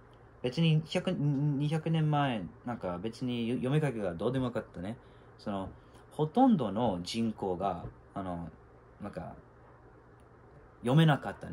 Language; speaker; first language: Japanese; non-native, fluent; English